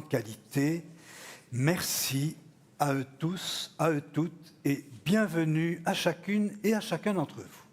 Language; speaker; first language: French; native; French